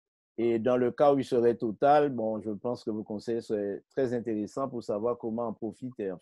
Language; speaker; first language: French; native; French